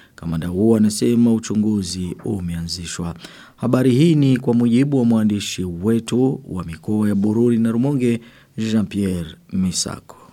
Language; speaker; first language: Swahili; non-native, local second language; Rundi